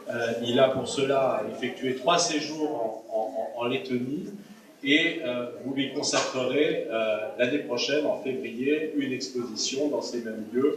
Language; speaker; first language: French; native; French